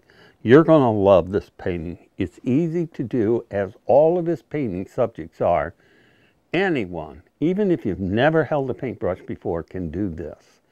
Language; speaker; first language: English; native; English